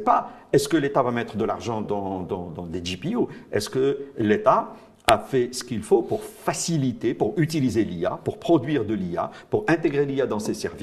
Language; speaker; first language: French; non-native, local second language; Arabic